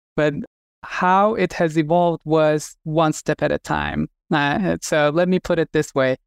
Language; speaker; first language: English; non-native, fluent; Turkish